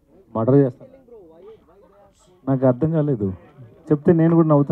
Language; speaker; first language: Telugu; non-native, learner; Tamil